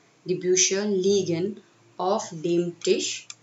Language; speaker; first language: German; non-native, fluent; Hindi